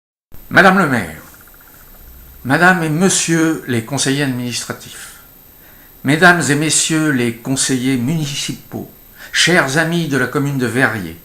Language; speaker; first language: French; native; French